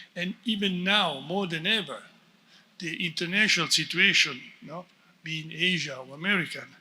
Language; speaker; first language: English; non-native, fluent; Italian